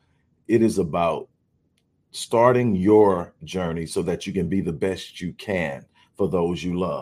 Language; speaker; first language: English; native; English